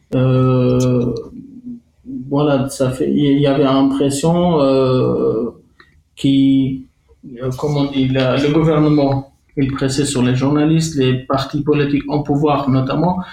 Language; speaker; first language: French; non-native, fluent; Arabic